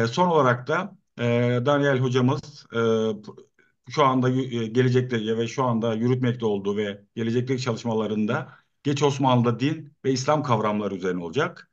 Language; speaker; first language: Turkish; native; Turkish